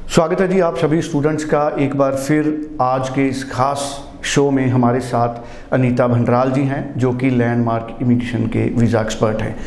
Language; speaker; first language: Hindi; non-native, local second language; Punjabi